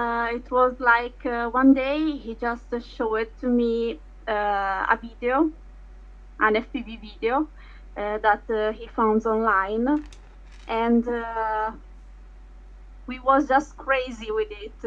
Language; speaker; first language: English; non-native, fluent; Italian